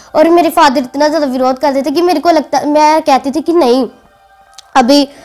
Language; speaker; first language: Hindi; native; Hindi